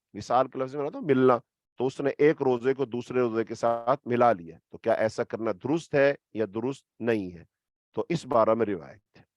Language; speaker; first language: Urdu; native; Urdu